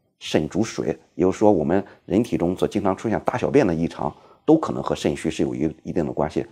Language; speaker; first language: Chinese; native; Chinese